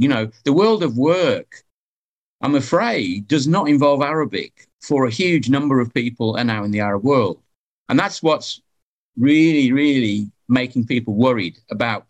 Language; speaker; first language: English; native; English